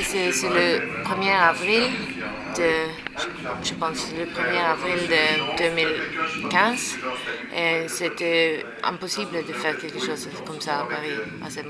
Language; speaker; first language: French; non-native, learner; Norwegian